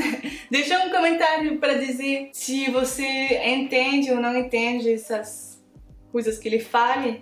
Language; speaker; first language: Portuguese; non-native, fluent; French